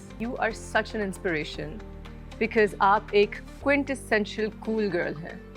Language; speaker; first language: Urdu; native; Urdu